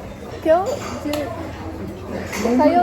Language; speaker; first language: Japanese; non-native, fluent; Filipino